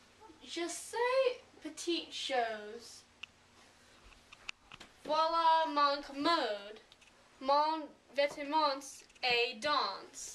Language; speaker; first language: French; non-native, learner; English